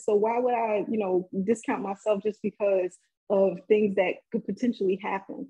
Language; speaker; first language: English; native; English